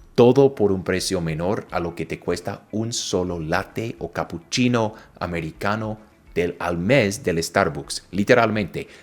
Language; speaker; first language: Spanish; non-native, fluent; English